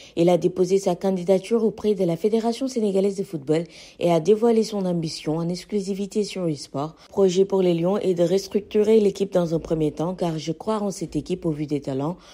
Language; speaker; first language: French; non-native, local second language; Wolof